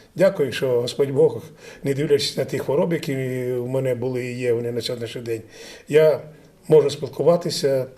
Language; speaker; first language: Ukrainian; native; Ukrainian